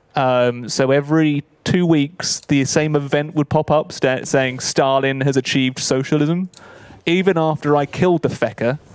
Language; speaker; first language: English; native; English